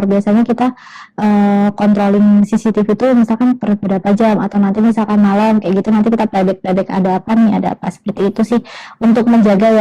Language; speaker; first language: Indonesian; native; Indonesian